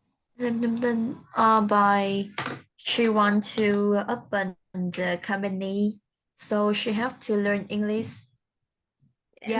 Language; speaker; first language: English; non-native, learner; Vietnamese